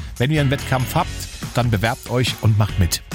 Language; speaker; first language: German; native; German